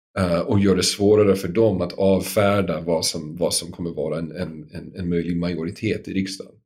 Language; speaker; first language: Swedish; non-native, fluent; English